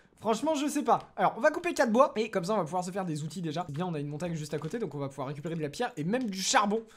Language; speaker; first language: French; native; French